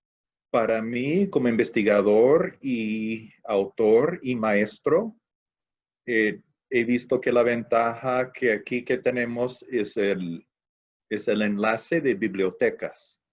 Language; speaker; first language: Spanish; non-native, fluent; English